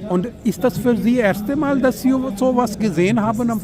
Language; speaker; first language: German; non-native, learner; Urdu